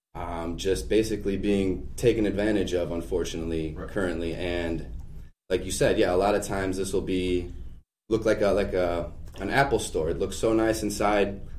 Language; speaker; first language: English; native; English